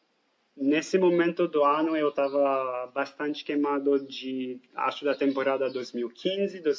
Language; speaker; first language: Portuguese; non-native, fluent; French